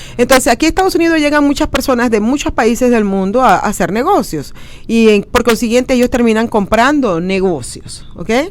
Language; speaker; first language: Spanish; native; Spanish